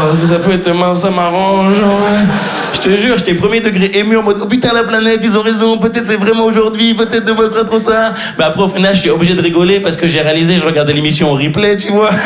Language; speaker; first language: French; native; French